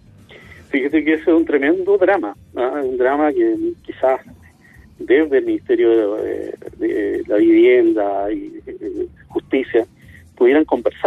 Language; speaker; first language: Spanish; native; Spanish